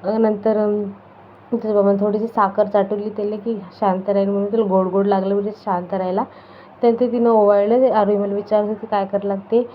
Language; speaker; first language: Marathi; native; Marathi